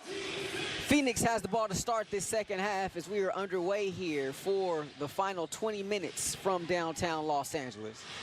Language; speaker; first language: English; native; English